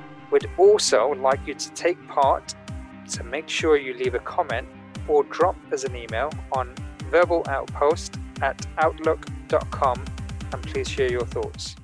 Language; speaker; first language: English; native; English